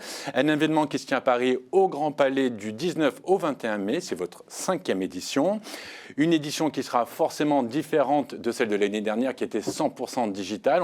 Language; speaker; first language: French; native; French